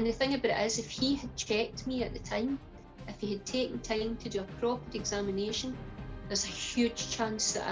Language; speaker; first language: English; native; English